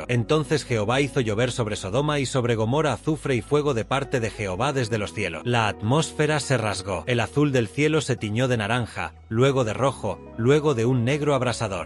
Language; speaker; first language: Spanish; native; Spanish